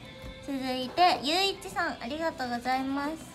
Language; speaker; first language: Japanese; native; Japanese